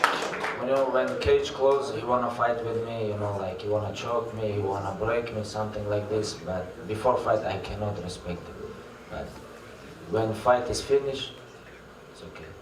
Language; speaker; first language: English; non-native, learner; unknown